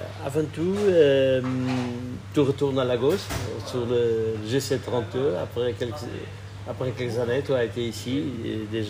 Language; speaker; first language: French; non-native, fluent; Portuguese